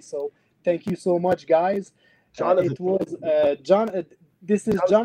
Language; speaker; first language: English; non-native, learner; French